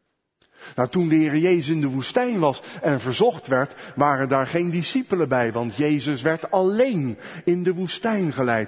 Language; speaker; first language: Dutch; native; Dutch